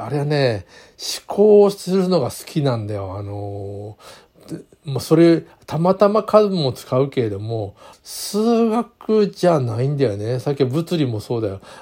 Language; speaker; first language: Japanese; native; Japanese